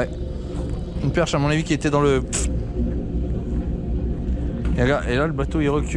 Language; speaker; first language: French; native; French